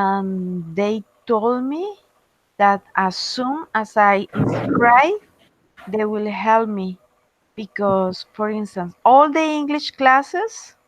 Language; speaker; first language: English; non-native, fluent; Spanish